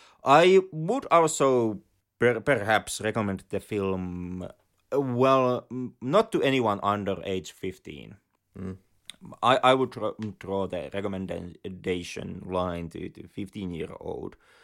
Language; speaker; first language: English; non-native, fluent; Finnish